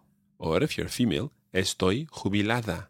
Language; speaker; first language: Spanish; non-native, fluent; English